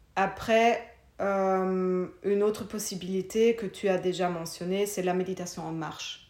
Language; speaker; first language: French; non-native, fluent; German